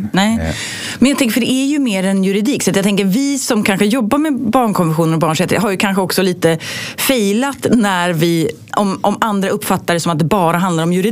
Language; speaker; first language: Swedish; native; Swedish